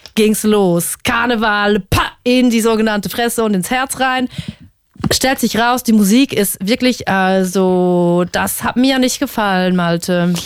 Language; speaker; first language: German; native; German